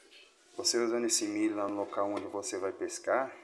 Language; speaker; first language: Portuguese; native; Portuguese